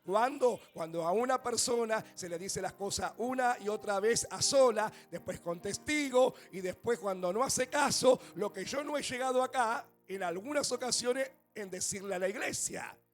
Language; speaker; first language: Spanish; native; Spanish